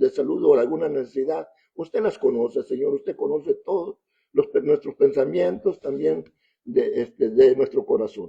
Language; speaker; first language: Spanish; native; Spanish